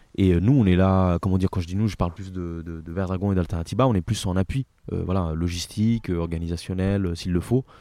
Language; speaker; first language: French; non-native, fluent; Italian